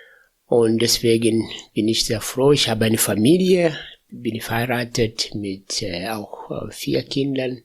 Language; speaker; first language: German; non-native, fluent; Swahili